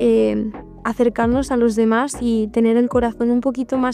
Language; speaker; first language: Spanish; native; Spanish